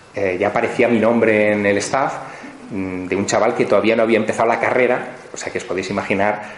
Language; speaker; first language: Spanish; native; Spanish